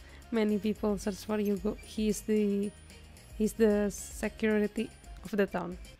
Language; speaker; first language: English; non-native, fluent; Indonesian